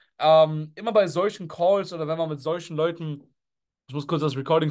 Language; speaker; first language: German; native; German